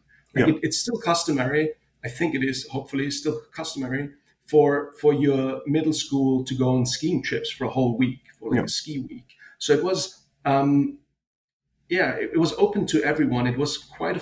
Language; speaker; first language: English; non-native, fluent; German